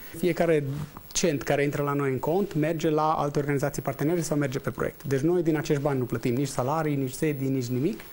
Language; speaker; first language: Romanian; native; Romanian